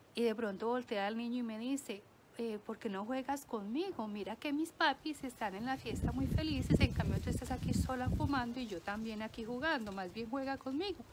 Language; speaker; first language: Spanish; native; Spanish